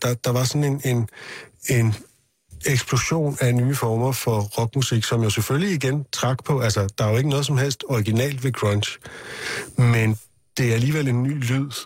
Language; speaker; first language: Danish; native; Danish